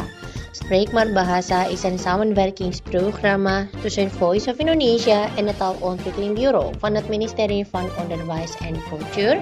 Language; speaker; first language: Dutch; non-native, learner; Indonesian